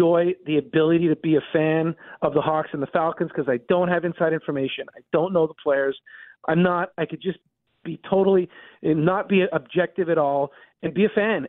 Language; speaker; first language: English; native; English